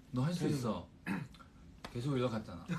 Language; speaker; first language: Korean; non-native, fluent; Chinese